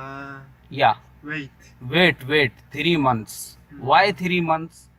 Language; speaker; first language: English; non-native, local second language; Hindi